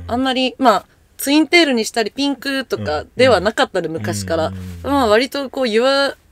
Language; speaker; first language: Japanese; native; Japanese